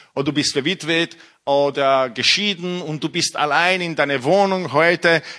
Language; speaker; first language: German; non-native, fluent; Italian